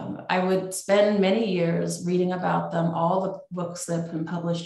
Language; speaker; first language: English; native; English